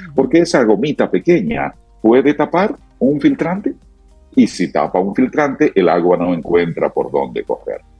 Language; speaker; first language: Spanish; native; Spanish